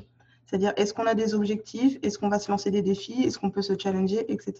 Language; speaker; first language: French; native; French